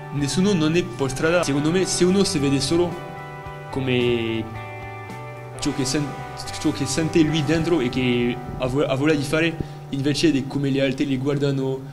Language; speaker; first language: Italian; non-native, fluent; French